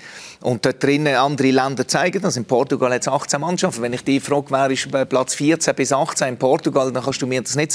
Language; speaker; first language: German; native; German